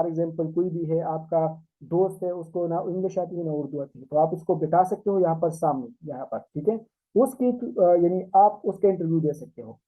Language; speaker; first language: Urdu; non-native, local second language; Pashto